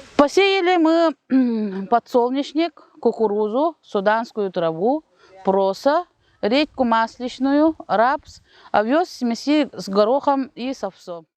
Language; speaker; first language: Russian; non-native, local second language; Yakut